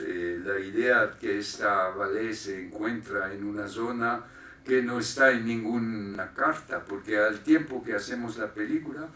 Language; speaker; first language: Spanish; non-native, fluent; French